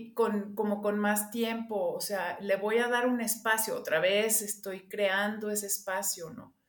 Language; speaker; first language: Spanish; non-native, local second language; English